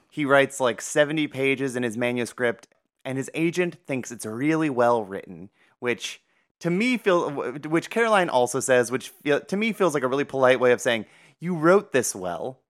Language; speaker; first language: English; native; English